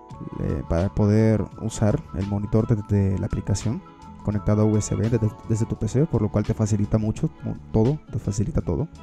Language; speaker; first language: Spanish; native; Spanish